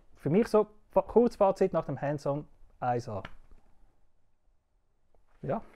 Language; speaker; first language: German; native; German